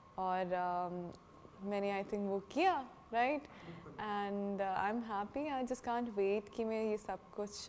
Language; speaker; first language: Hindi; non-native, local second language; Punjabi